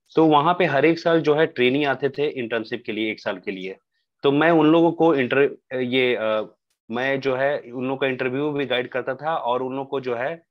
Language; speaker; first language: Hindi; native; Hindi